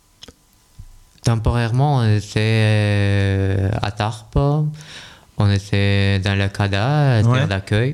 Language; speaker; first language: French; non-native, learner; Russian